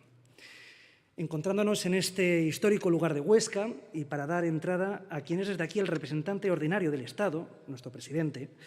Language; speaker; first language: Spanish; native; Spanish